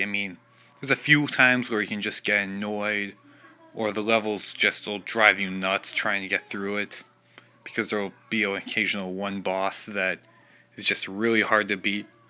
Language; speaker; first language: English; native; English